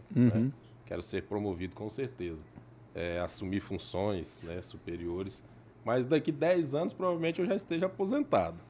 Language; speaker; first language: Portuguese; native; Portuguese